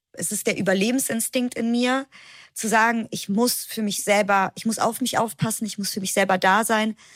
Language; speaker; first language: German; early bilingual, other home language; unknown